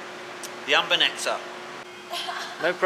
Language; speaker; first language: English; native; English